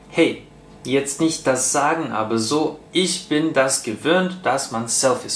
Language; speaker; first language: German; non-native, fluent; Russian